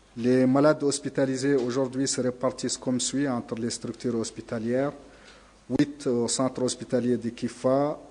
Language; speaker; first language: French; non-native, local second language; Arabic